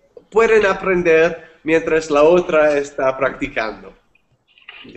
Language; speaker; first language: Spanish; non-native, fluent; English